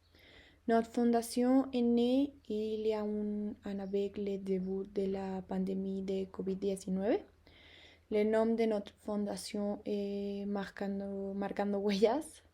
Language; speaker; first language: French; non-native, learner; Spanish